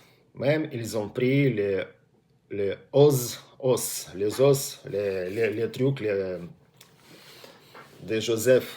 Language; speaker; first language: French; non-native, learner; Russian